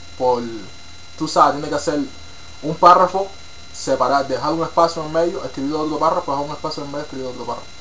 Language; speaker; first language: Spanish; native; Spanish